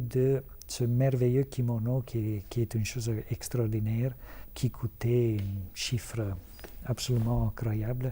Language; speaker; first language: French; non-native, fluent; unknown